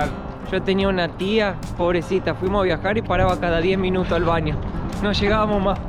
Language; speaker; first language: Spanish; native; Spanish